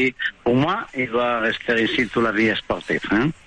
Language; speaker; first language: French; non-native, fluent; Spanish